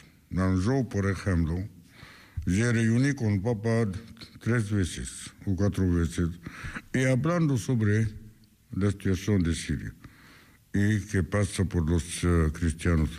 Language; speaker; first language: Spanish; non-native, fluent; Arabic